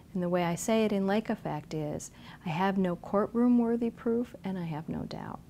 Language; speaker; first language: English; native; English